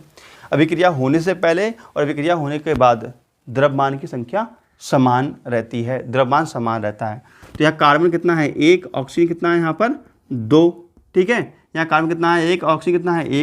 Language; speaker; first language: Hindi; native; Hindi